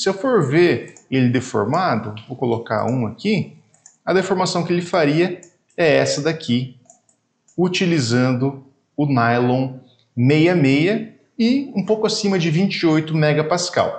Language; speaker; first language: Portuguese; native; Portuguese